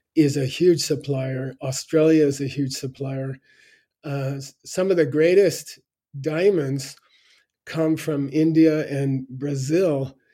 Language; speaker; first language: English; native; English